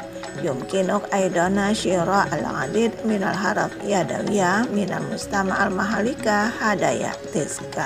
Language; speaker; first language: Arabic; non-native, fluent; Indonesian